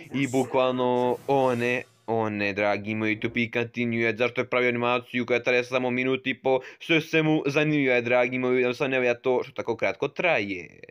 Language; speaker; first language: Serbian; native; Serbian